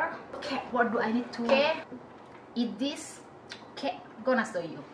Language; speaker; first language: English; non-native, learner; Indonesian